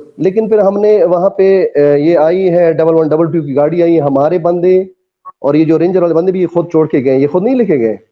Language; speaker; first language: Urdu; non-native, local second language; Pashto